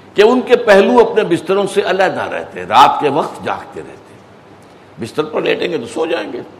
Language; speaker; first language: Urdu; native; Urdu